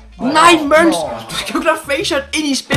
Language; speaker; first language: Danish; native; Danish